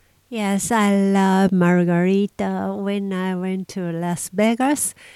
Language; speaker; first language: English; non-native, learner; Japanese